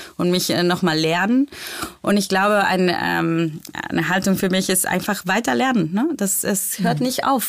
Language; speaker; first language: German; non-native, fluent; Spanish